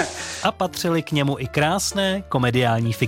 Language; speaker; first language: Czech; native; Czech